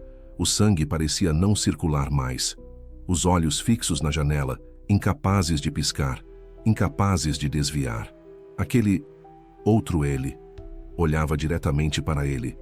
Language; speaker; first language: Portuguese; native; Portuguese